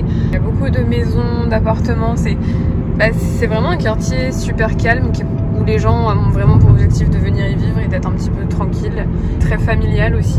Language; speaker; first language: French; native; French